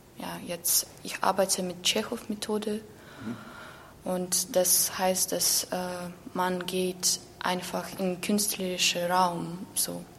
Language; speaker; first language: German; non-native, learner; Ukrainian